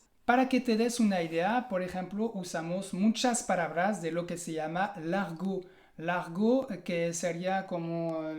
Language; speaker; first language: Spanish; non-native, fluent; French